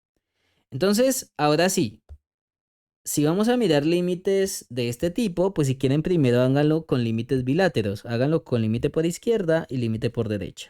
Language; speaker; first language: Spanish; native; Spanish